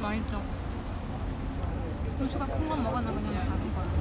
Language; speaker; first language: Korean; non-native, learner; German